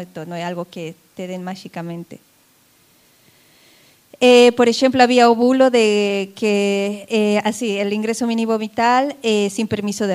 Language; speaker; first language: Spanish; native; Spanish